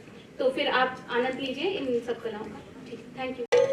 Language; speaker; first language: Hindi; native; Hindi